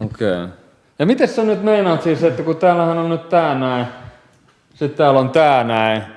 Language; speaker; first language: Finnish; native; Finnish